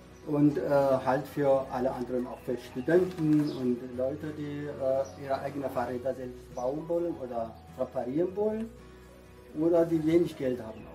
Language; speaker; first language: German; non-native, learner; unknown